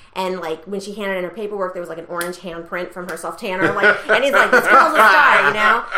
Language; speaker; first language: English; native; English